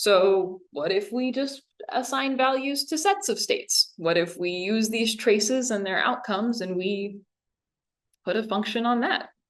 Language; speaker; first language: English; native; English